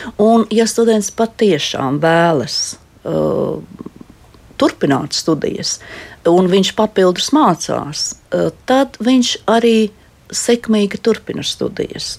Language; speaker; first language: Latvian; native; Latvian